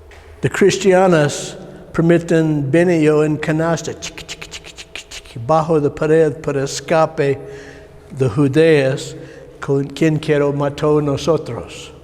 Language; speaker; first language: Spanish; non-native, learner; English